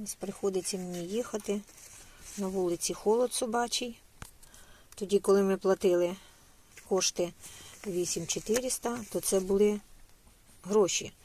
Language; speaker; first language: Ukrainian; non-native, local second language; Russian